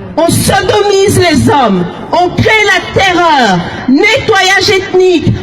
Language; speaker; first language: French; early bilingual, other home language; Lingala